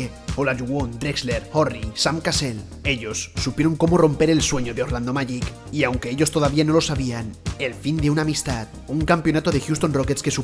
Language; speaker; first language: Spanish; native; Spanish